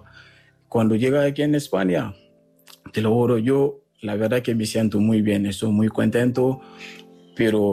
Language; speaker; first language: Spanish; non-native, learner; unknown